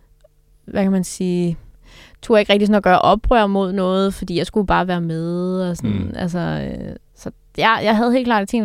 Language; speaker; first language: Danish; native; Danish